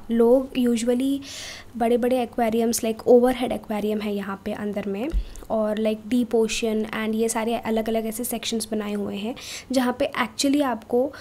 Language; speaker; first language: Hindi; non-native, local second language; Marathi